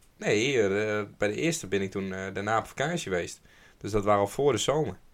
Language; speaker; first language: Dutch; non-native, local second language; Western Frisian